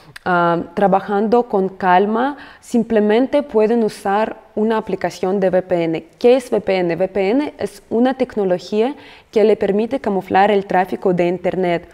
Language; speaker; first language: Spanish; non-native, fluent; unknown